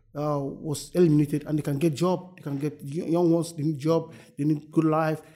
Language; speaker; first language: English; non-native, local second language; Yoruba